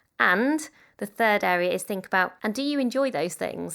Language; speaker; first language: English; native; English